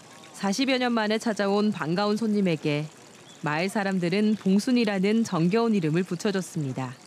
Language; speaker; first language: Korean; native; Korean